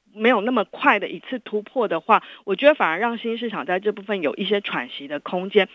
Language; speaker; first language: Chinese; native; Chinese